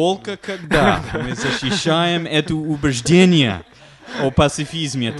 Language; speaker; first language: Russian; non-native, fluent; English